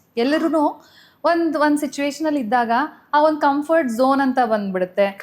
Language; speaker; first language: Kannada; native; Kannada